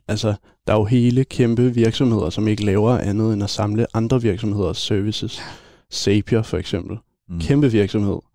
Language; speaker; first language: Danish; native; Danish